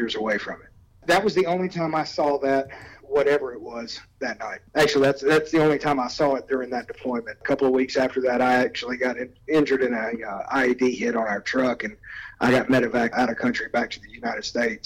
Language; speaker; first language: English; native; English